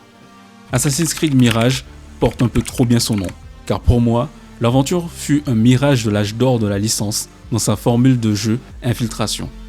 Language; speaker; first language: French; native; French